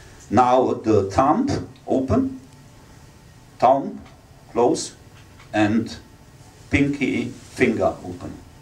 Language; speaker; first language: English; non-native, learner; Czech